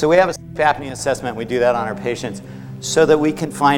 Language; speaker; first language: English; native; English